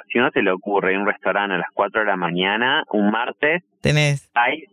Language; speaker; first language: Spanish; native; Spanish